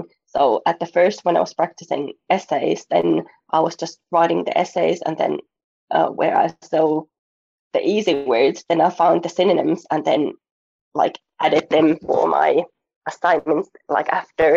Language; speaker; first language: English; non-native, fluent; Finnish